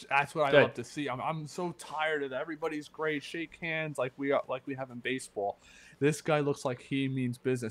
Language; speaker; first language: English; native; English